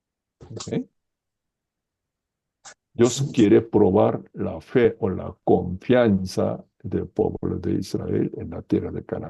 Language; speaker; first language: Spanish; non-native, fluent; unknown